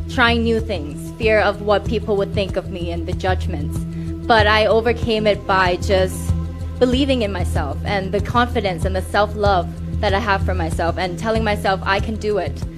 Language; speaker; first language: English; non-native, fluent; Thai